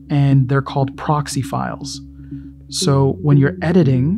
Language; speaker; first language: English; native; English